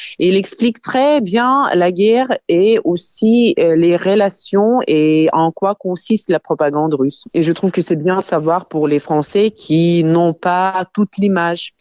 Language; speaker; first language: French; non-native, fluent; Ukrainian